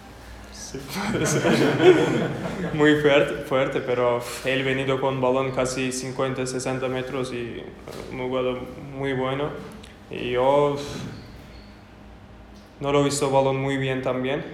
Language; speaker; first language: Spanish; non-native, learner; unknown